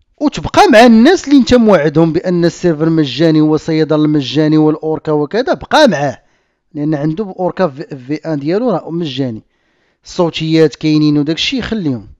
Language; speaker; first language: Arabic; native; Arabic